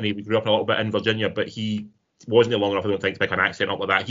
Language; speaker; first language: English; native; English